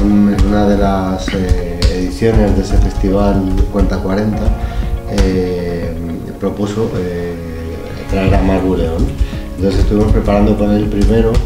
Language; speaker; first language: Spanish; native; Spanish